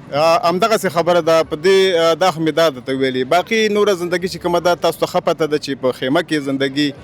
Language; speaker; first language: Pashto; native; Pashto